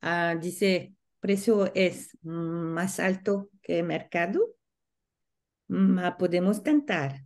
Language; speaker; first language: Portuguese; non-native, learner; Spanish